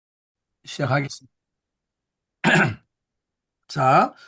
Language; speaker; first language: Korean; native; Korean